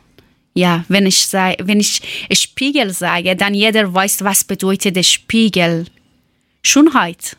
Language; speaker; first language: German; non-native, learner; Persian